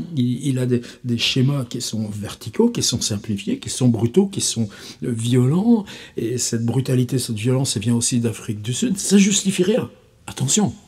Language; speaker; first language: French; native; French